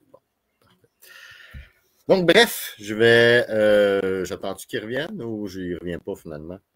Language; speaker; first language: French; native; French